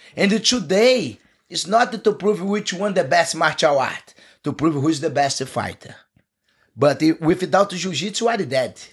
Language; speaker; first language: English; non-native, learner; Portuguese